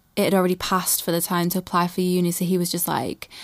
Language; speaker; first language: English; native; English